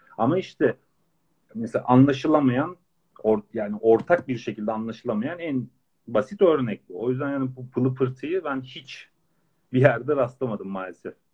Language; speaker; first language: Turkish; native; Turkish